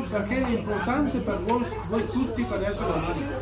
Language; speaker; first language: Italian; non-native, fluent; Urdu